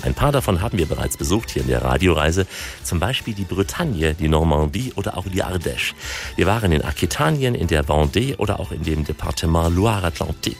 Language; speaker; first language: German; native; German